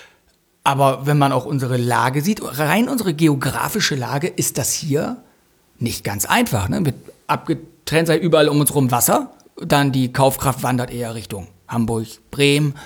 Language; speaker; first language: German; native; German